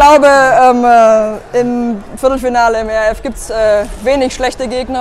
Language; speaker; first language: German; native; German